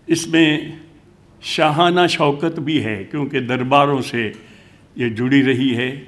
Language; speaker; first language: Urdu; non-native, local second language; Hindi